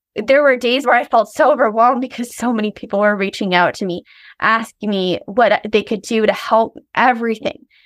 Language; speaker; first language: English; native; English